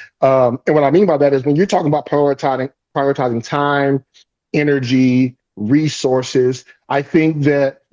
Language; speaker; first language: English; native; English